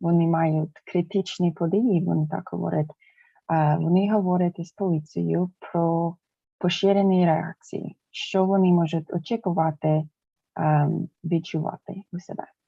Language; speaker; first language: Ukrainian; early bilingual, heritage; English